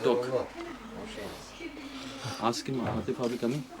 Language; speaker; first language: English; non-native, learner; Urdu